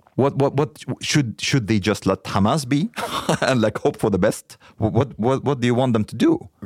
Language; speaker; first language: English; non-native, fluent; Arabic